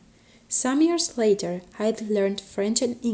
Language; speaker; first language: English; early bilingual, other home language; Spanish